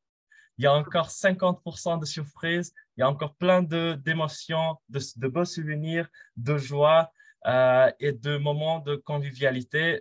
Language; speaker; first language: French; non-native, fluent; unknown